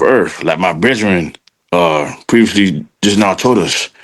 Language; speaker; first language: English; native; English